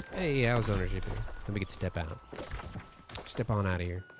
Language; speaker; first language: English; native; English